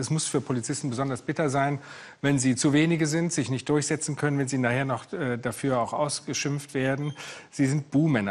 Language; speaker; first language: German; native; German